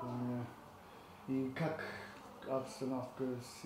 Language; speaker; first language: Russian; non-native, learner; English